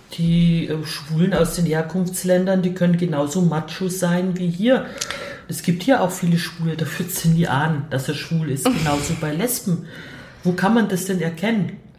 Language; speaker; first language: German; native; German